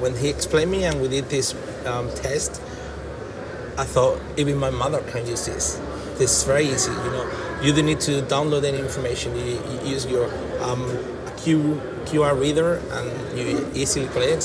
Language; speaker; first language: English; non-native, fluent; Spanish